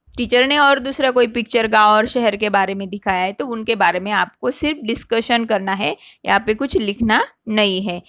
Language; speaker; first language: Hindi; non-native, local second language; Marathi